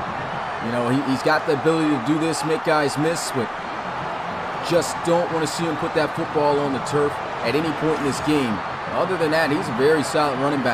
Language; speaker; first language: English; native; English